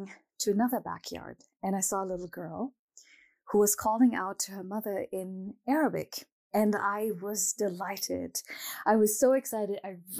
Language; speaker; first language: English; non-native, fluent; Arabic